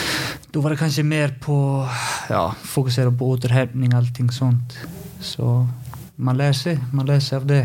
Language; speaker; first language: Swedish; non-native, fluent; Icelandic